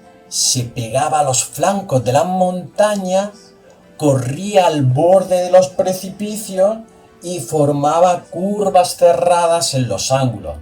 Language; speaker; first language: Spanish; native; Spanish